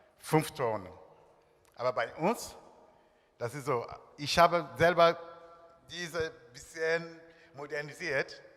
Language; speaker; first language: German; non-native, learner; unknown